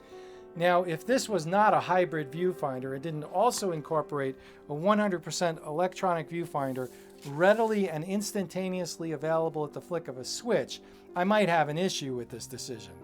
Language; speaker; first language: English; native; English